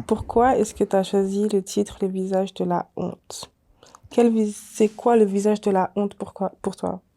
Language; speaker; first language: French; early bilingual, other home language; Kongo